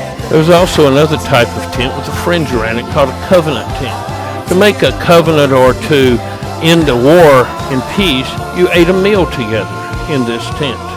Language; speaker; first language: English; native; English